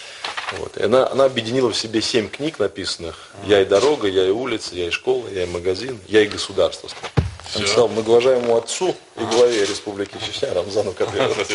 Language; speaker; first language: Russian; native; Russian